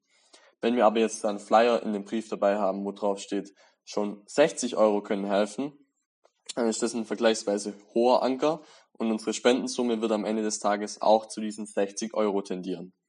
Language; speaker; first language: German; native; German